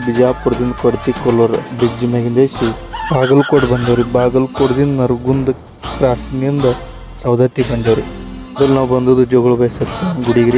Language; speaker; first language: Kannada; native; Kannada